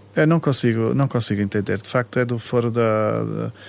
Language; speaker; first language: Portuguese; native; Portuguese